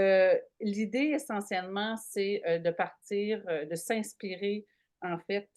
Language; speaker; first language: French; native; French